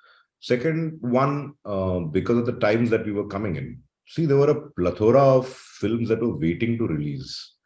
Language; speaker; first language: English; non-native, local second language; Malayalam